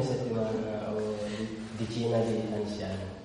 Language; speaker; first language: Italian; non-native, learner; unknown